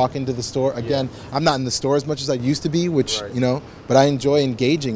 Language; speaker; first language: English; native; English